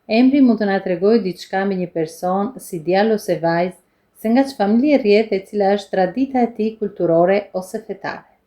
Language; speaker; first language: Albanian; non-native, fluent; English